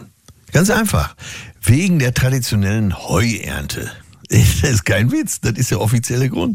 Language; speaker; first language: German; native; German